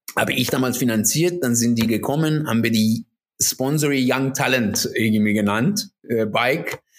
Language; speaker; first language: German; non-native, fluent; Persian